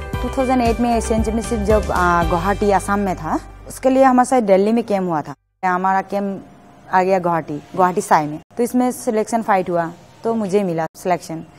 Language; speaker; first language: Hindi; non-native, local second language; Assamese